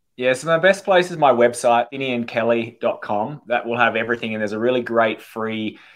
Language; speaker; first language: English; native; English